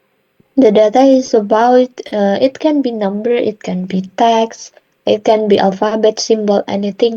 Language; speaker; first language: English; non-native, learner; Indonesian